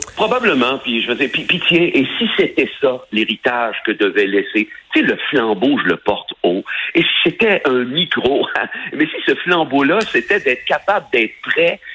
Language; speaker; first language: French; native; French